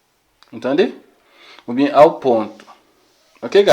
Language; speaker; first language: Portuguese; non-native, learner; Haitian Creole